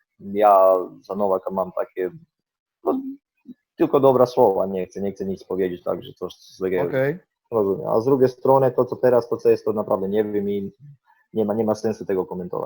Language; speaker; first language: Polish; non-native, fluent; Croatian